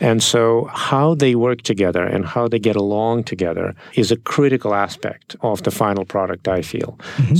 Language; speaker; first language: English; non-native, fluent; Russian